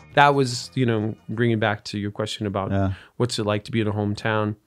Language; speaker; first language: English; native; English